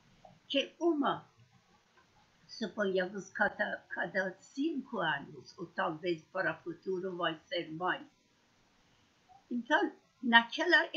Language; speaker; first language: Portuguese; non-native, learner; Persian